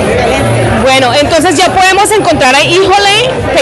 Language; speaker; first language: Spanish; native; Spanish